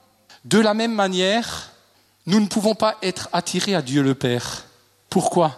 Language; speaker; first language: French; native; French